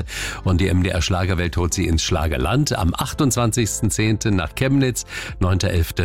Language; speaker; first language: German; native; German